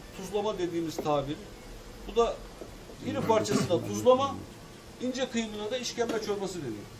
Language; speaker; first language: Turkish; native; Turkish